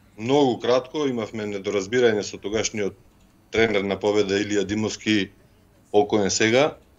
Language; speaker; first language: Macedonian; native; Macedonian